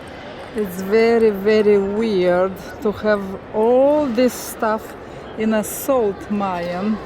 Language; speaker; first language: English; non-native, learner; Romanian